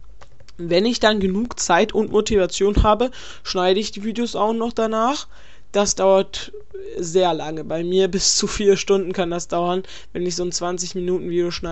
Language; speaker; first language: German; native; German